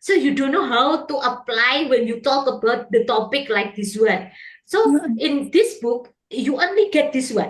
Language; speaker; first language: English; non-native, fluent; Indonesian